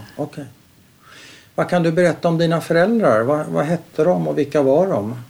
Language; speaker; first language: Swedish; native; Swedish